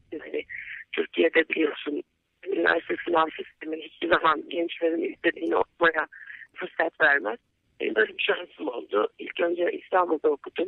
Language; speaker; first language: Turkish; native; Turkish